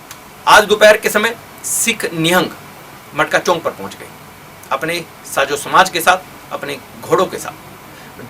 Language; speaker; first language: Hindi; native; Hindi